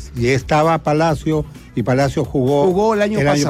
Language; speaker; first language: Spanish; native; Spanish